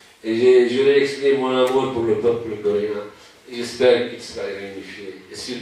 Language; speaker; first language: French; non-native, local second language; Arabic